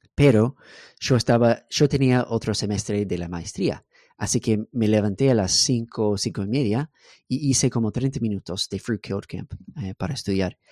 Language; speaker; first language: Spanish; non-native, fluent; English